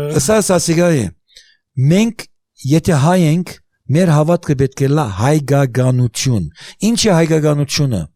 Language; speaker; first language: Armenian; early bilingual, heritage; Armenian